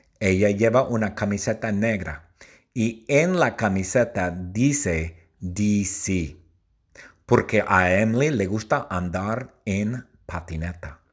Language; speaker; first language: Spanish; non-native, learner; English